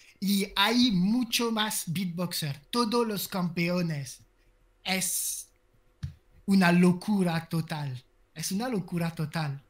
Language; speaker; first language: Spanish; non-native, learner; French